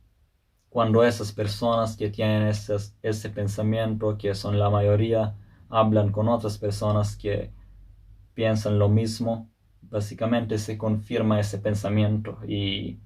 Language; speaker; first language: Spanish; non-native, fluent; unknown